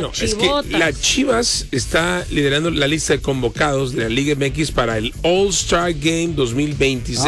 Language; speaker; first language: Spanish; native; Spanish